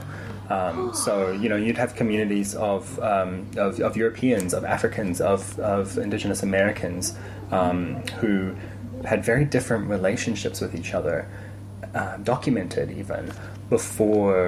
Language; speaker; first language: English; native; English